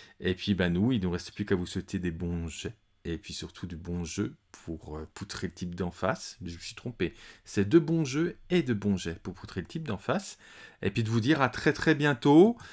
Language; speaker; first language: French; native; French